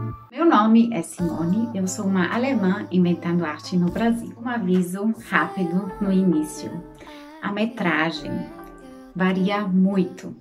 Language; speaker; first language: Portuguese; non-native, fluent; German